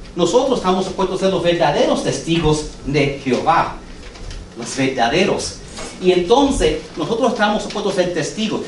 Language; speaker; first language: Spanish; early bilingual, heritage; English